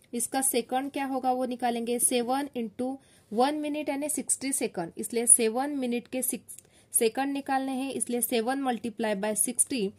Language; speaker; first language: Hindi; non-native, local second language; Marathi